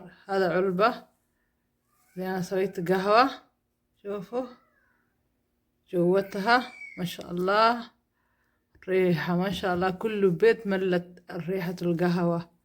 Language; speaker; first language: Arabic; non-native, learner; Somali